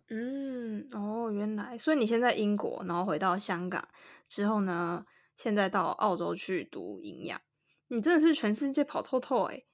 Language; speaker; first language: Chinese; native; Chinese